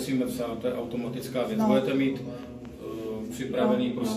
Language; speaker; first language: Czech; native; Czech